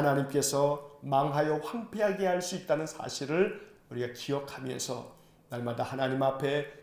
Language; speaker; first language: Korean; native; Korean